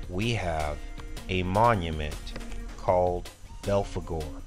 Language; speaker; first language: English; native; English